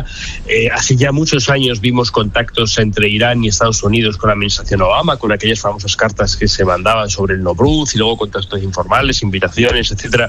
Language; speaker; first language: Spanish; native; Spanish